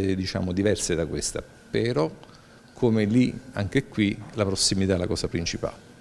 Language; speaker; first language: Italian; native; Italian